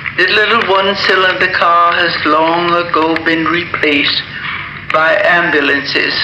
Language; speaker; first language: English; native; English